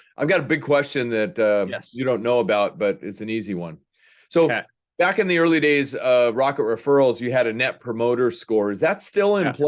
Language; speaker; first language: English; native; English